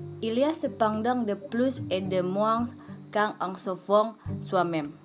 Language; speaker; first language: French; non-native, learner; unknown